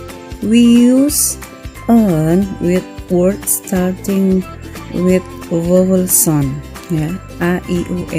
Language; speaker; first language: English; non-native, learner; Indonesian